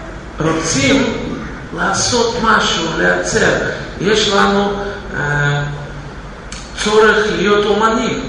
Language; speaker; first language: Hebrew; non-native, fluent; Russian